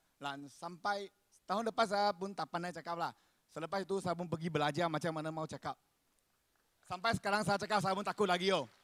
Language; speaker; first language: Malay; non-native, local second language; Chinese